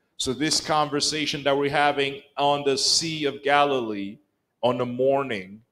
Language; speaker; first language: English; non-native, local second language; Kinyarwanda